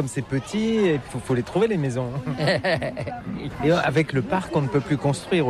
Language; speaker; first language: French; native; French